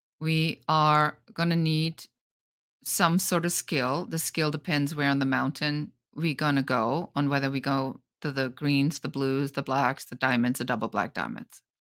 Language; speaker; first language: English; non-native, fluent; German